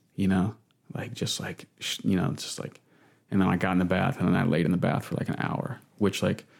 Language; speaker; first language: English; native; English